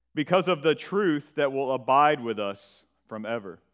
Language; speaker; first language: English; native; English